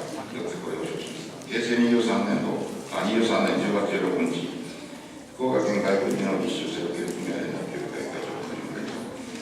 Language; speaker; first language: Japanese; native; Japanese